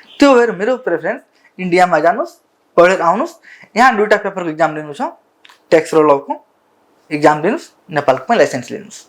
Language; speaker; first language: Nepali; non-native, local second language; Bhojpuri